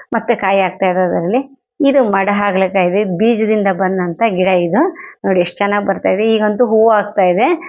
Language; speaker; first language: Kannada; non-native, local second language; Telugu